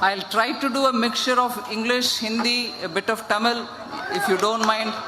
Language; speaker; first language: English; non-native, local second language; Tamil